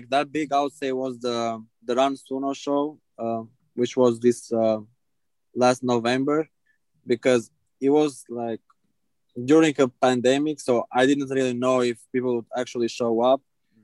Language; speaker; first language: English; non-native, fluent; Albanian